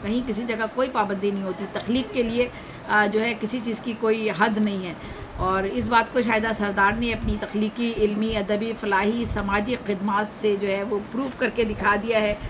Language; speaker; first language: Urdu; native; Urdu